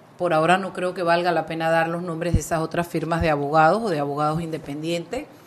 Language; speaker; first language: Spanish; native; Spanish